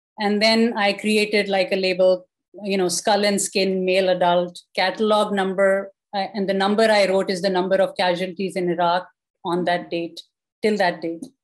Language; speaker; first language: English; non-native, local second language; Urdu